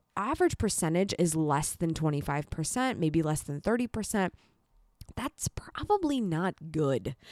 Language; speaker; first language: English; native; English